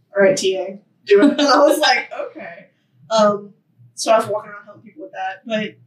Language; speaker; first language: English; native; English